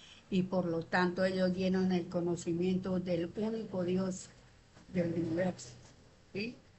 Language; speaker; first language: Spanish; native; Spanish